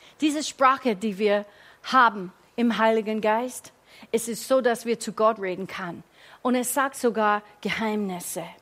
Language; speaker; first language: German; non-native, fluent; English